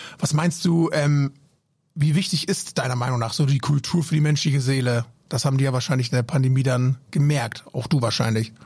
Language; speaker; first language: German; native; German